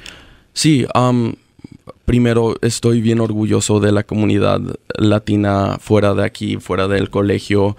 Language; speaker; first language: Spanish; early bilingual, other home language; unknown